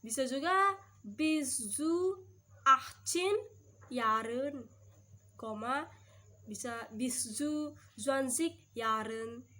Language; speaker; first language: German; non-native, learner; Indonesian